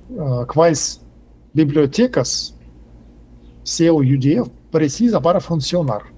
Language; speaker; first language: Portuguese; non-native, fluent; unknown